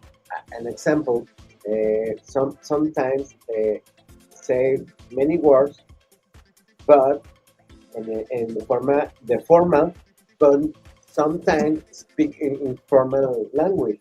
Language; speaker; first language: English; non-native, learner; Spanish